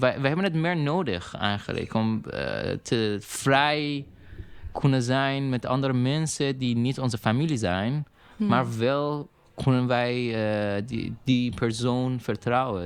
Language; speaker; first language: Dutch; non-native, learner; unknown